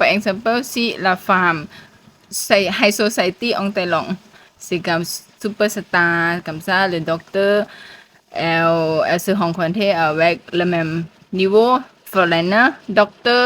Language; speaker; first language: French; non-native, learner; Thai